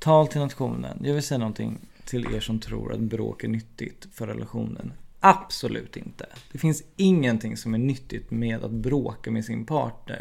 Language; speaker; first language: Swedish; native; Swedish